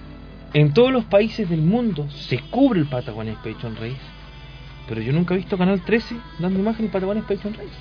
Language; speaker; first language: Spanish; native; Spanish